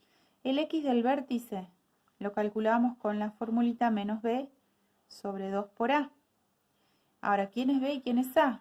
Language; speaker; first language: Spanish; native; Spanish